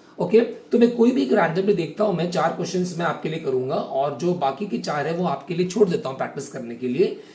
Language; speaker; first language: Hindi; native; Hindi